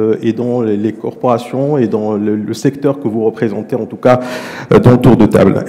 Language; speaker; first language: French; non-native, local second language; Arabic